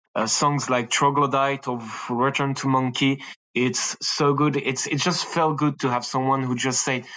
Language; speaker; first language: English; non-native, fluent; French